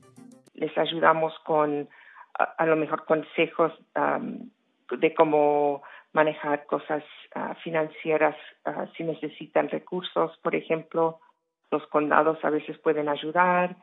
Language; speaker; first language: Spanish; early bilingual, heritage; Spanish